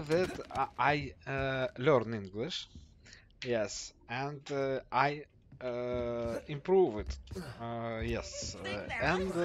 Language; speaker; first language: English; non-native, learner; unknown